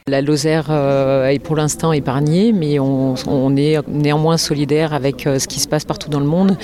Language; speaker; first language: French; native; French